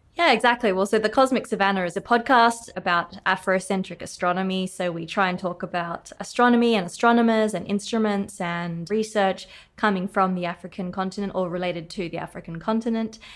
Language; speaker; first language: English; native; English